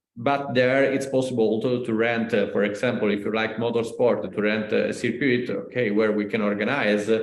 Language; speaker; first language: English; non-native, learner; Italian